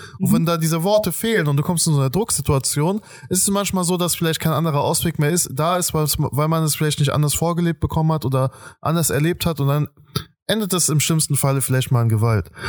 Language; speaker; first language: German; early bilingual, other home language; Persian